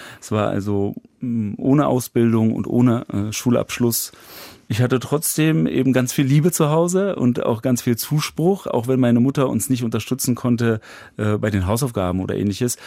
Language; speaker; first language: German; native; German